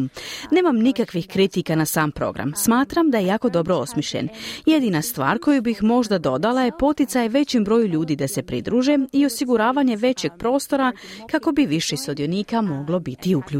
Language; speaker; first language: Serbian; native; Serbian